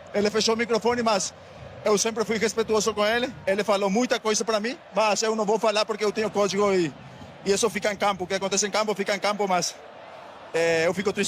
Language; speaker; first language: Portuguese; non-native, fluent; Spanish